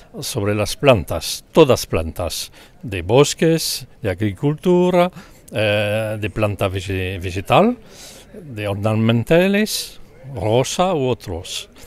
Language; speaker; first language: Spanish; non-native, learner; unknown